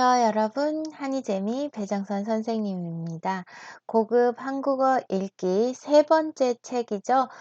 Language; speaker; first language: Korean; native; Korean